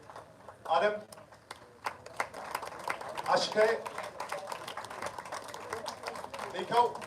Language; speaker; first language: English; native; English